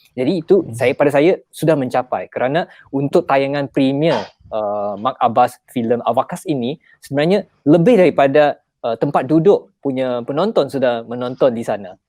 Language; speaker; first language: Malay; non-native, local second language; Chinese